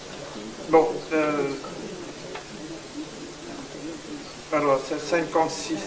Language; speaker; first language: French; non-native, learner; Chinese